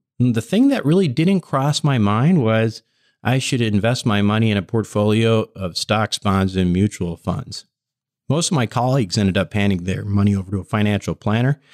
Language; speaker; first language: English; native; English